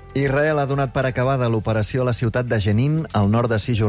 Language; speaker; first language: Catalan; native; Catalan